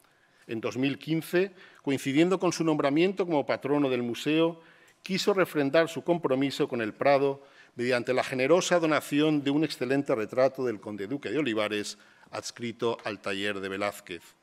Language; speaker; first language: Spanish; native; Spanish